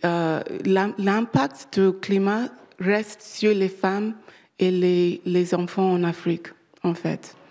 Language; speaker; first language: French; non-native, learner; English